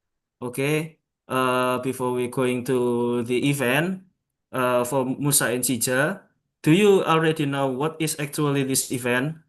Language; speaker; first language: English; non-native, local second language; Javanese